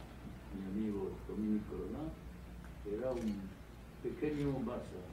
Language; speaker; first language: Spanish; non-native, fluent; French